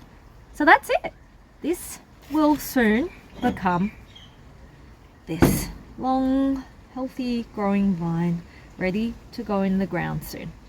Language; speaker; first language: English; native; English